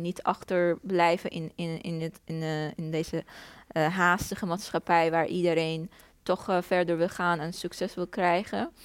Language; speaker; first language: Dutch; non-native, fluent; Persian